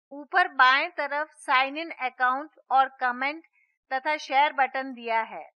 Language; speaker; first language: Hindi; non-native, local second language; Gujarati